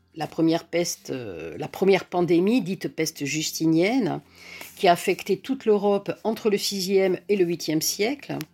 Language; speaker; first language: French; native; French